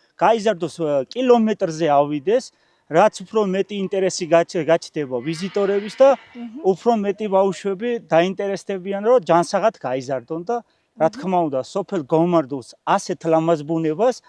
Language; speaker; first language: Georgian; native; Georgian